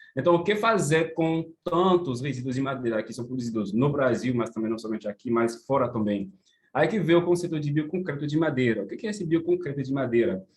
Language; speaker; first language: Portuguese; non-native, fluent; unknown